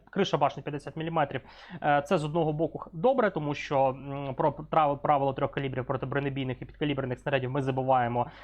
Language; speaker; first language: Ukrainian; non-native, local second language; Russian